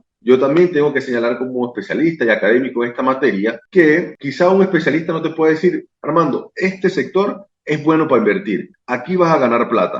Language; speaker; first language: Spanish; native; Spanish